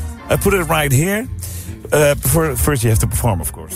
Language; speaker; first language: English; non-native, fluent; Dutch